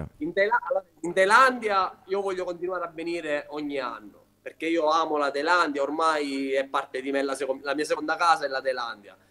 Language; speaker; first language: Italian; native; Italian